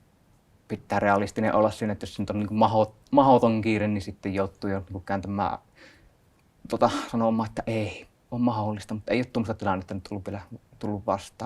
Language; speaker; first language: Finnish; native; Finnish